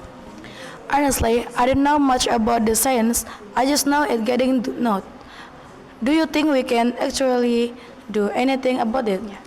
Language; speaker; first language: English; non-native, learner; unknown